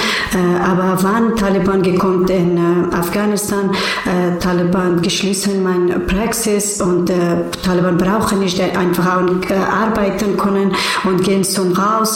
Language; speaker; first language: German; non-native, learner; Persian